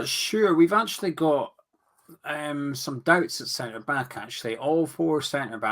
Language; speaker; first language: English; native; English